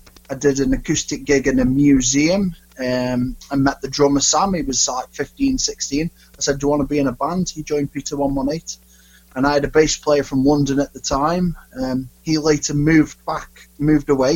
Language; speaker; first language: English; native; English